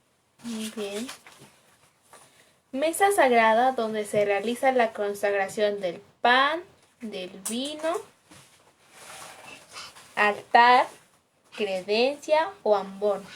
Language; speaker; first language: Spanish; native; Spanish